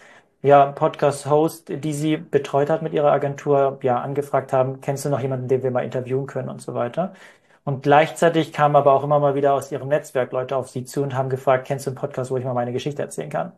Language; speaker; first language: German; native; German